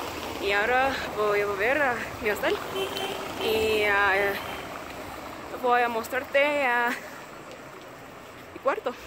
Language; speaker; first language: Spanish; non-native, learner; English